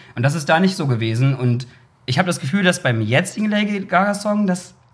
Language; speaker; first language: German; native; German